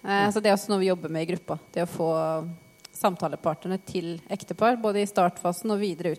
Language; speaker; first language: Norwegian; native; Norwegian